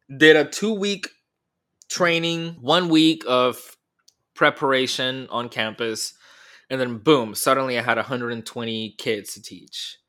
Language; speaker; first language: English; early bilingual, other home language; Spanish